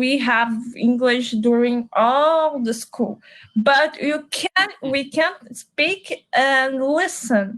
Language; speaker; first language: English; non-native, learner; Portuguese